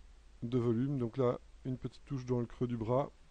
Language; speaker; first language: French; native; French